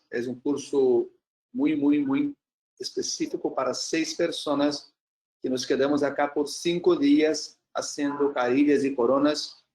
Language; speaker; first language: Spanish; non-native, learner; Portuguese